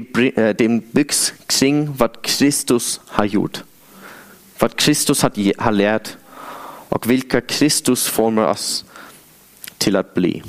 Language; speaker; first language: Swedish; non-native, fluent; English